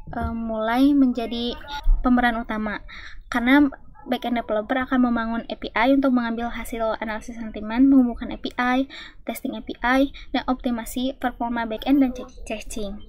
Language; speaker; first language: Indonesian; native; Indonesian